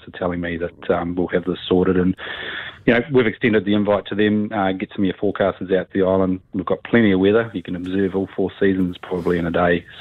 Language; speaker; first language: English; native; English